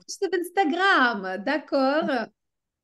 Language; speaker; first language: French; non-native, fluent; Ukrainian